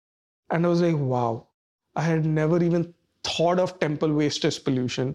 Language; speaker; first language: English; non-native, local second language; Hindi